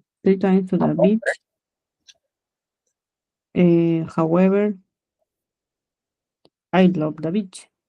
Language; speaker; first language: English; non-native, learner; Spanish